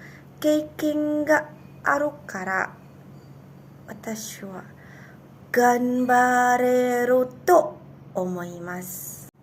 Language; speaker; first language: Japanese; non-native, learner; Indonesian